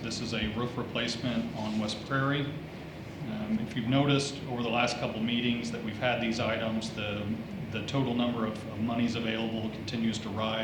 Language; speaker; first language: English; native; English